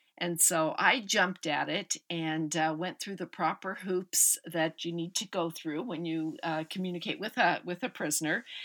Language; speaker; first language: English; native; English